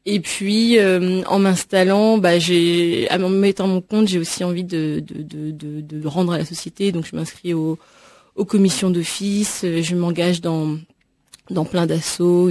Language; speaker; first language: French; native; French